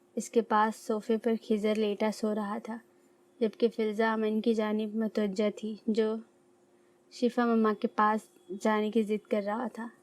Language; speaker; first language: Urdu; native; Urdu